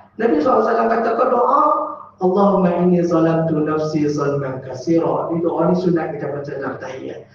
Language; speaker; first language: Malay; native; Malay